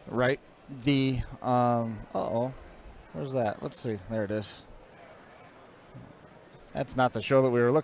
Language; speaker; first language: English; native; English